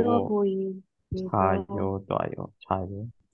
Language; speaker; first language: Korean; non-native, learner; Japanese